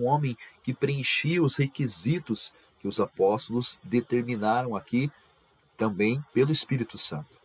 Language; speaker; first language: Portuguese; native; Portuguese